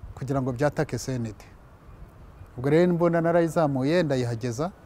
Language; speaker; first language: Kinyarwanda; early bilingual, heritage; Kinyarwanda